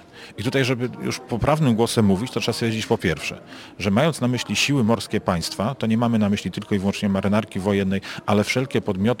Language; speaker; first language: Polish; native; Polish